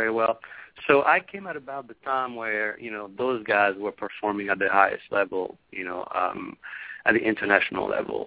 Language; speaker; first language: English; non-native, local second language; French